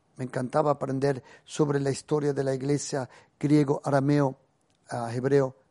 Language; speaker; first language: Spanish; early bilingual, heritage; Spanish